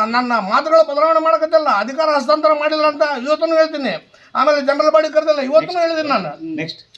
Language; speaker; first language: Kannada; native; Kannada